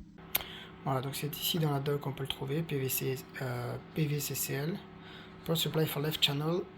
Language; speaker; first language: French; native; French